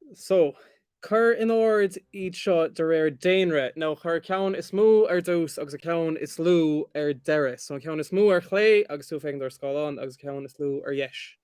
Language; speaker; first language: Irish; non-native, local second language; English